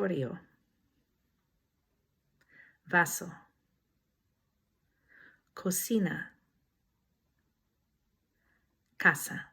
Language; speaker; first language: Spanish; non-native, fluent; English